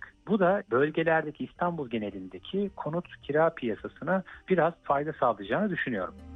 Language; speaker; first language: Turkish; native; Turkish